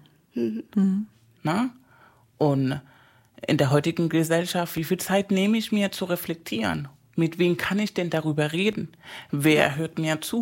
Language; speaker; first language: German; non-native, fluent; Spanish